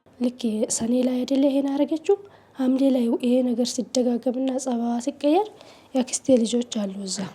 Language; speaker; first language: Amharic; non-native, local second language; Oromo